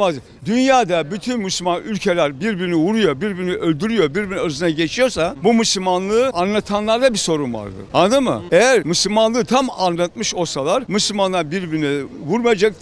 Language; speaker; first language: Turkish; non-native, local second language; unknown